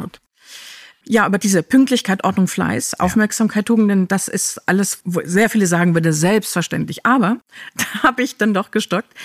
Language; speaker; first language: German; native; German